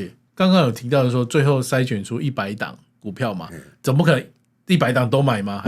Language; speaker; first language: Chinese; native; Chinese